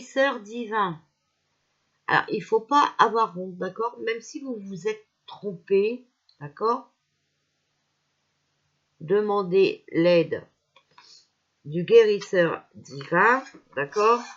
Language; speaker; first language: French; native; French